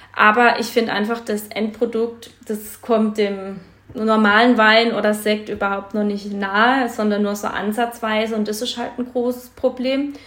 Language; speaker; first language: German; native; German